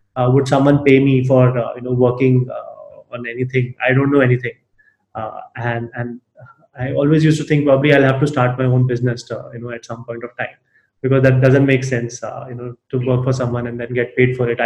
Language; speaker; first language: English; non-native, local second language; Hindi